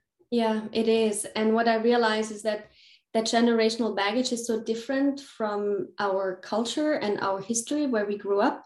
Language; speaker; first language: English; non-native, fluent; German